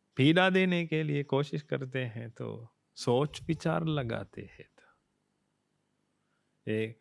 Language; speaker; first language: Hindi; non-native, fluent; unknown